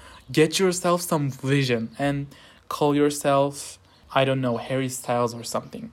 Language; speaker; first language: English; non-native, fluent; Turkish